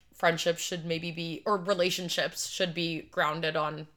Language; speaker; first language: English; native; English